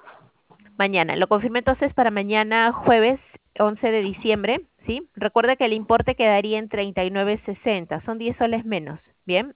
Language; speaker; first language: Spanish; native; Spanish